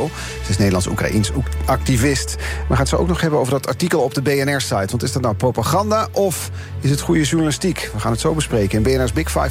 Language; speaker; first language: Dutch; native; Dutch